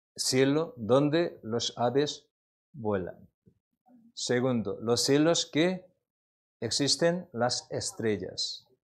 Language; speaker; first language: Spanish; non-native, learner; Korean